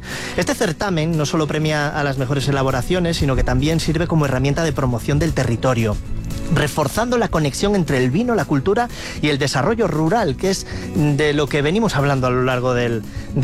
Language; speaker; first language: Spanish; native; Spanish